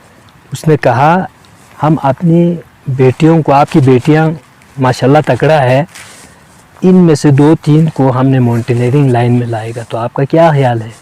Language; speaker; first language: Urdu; non-native, local second language; Balti